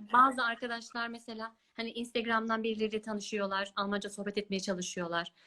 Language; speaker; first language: Turkish; early bilingual, other home language; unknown